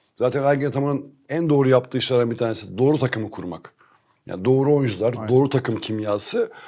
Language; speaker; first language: Turkish; native; Turkish